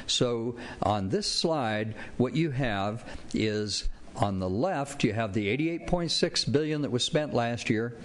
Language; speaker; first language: English; native; English